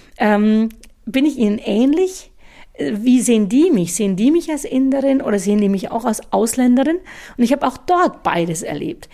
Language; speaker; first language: German; native; German